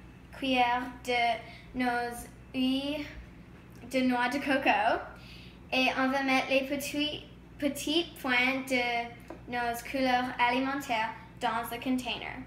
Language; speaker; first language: French; non-native, learner; English